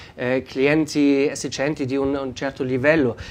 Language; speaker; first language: Italian; non-native, fluent; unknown